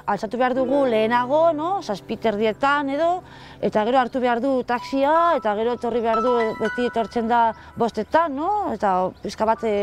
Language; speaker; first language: Basque; non-native, local second language; Spanish